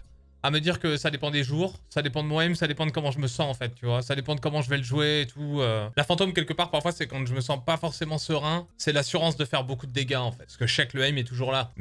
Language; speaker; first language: French; native; French